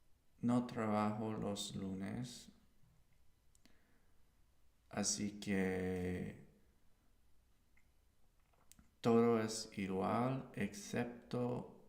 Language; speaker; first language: Spanish; non-native, learner; English